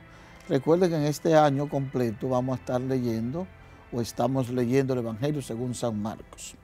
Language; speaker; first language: Spanish; native; Spanish